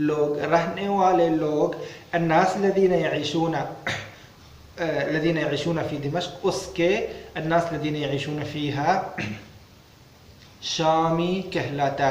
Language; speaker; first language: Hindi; non-native, learner; Arabic